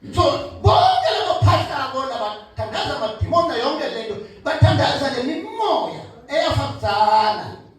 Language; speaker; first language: Zulu; non-native, local second language; Swati